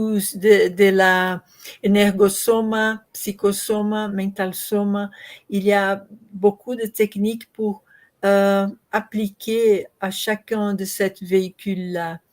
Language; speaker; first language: French; non-native, learner; Portuguese